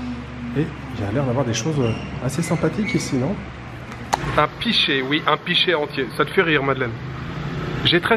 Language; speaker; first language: French; native; French